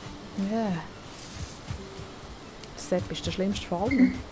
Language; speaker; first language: German; native; German